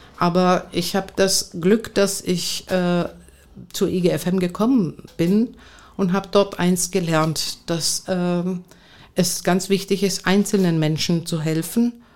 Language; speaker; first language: German; non-native, fluent; Greek